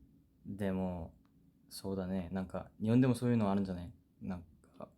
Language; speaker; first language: Japanese; non-native, fluent; Korean